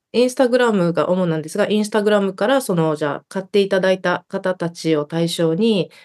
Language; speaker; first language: Japanese; native; Japanese